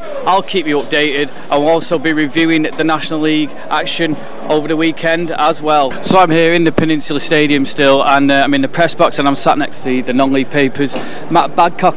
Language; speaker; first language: English; native; English